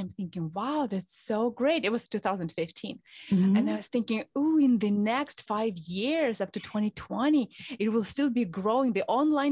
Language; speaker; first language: English; non-native, fluent; Ukrainian